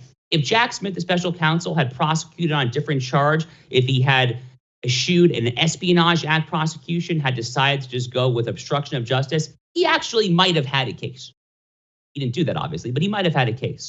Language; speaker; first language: English; native; English